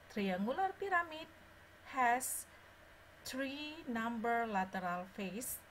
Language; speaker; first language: English; non-native, learner; Indonesian